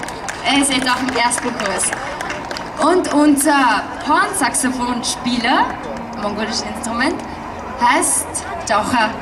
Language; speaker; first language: German; non-native, fluent; Mongolian